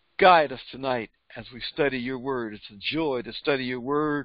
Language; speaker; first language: English; native; English